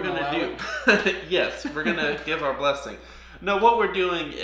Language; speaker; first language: English; native; English